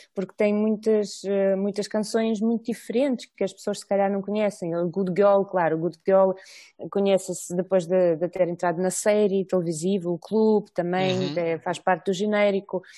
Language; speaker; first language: Portuguese; non-native, fluent; Russian